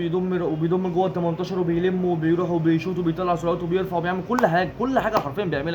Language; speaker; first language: Arabic; native; Arabic